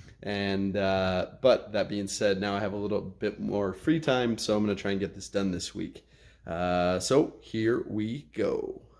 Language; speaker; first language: English; native; English